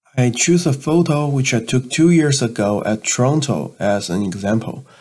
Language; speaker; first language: English; non-native, learner; Chinese